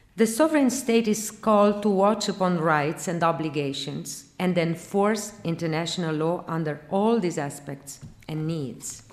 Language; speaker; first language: English; non-native, fluent; Romanian